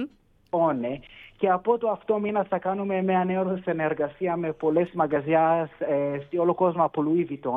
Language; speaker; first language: Greek; early bilingual, heritage; Greek